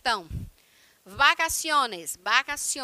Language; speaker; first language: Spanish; non-native, fluent; Portuguese